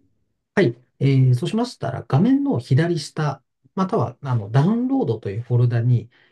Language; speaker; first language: Japanese; native; Japanese